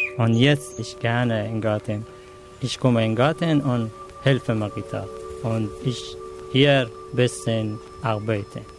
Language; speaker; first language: German; non-native, learner; Persian